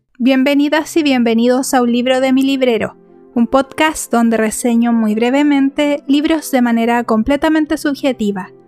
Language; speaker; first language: Spanish; native; Spanish